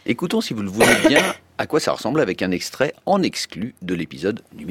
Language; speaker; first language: French; native; French